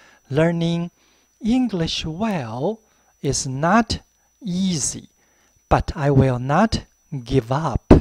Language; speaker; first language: English; non-native, fluent; Chinese